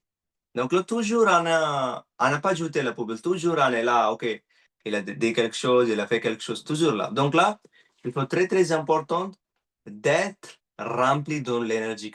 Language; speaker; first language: French; non-native, learner; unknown